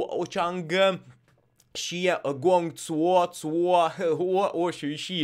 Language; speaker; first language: Chinese; non-native, learner; Russian